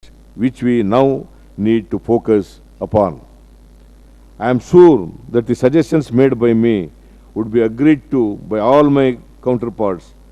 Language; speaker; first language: English; non-native, local second language; Kannada